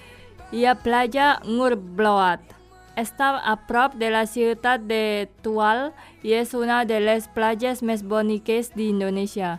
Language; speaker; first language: Catalan; non-native, learner; Indonesian